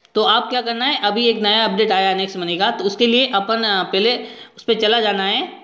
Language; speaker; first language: Hindi; native; Hindi